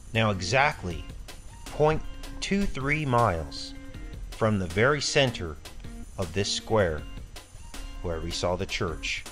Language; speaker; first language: English; native; English